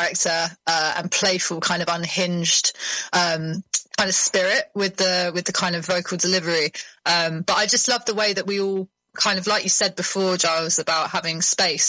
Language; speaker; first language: English; native; English